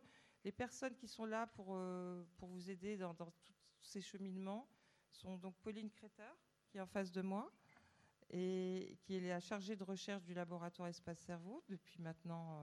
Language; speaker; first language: French; native; French